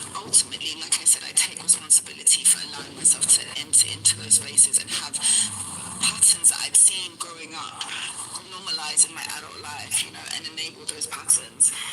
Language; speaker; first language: English; native; English